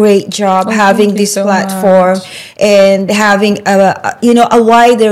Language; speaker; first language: English; non-native, local second language; Filipino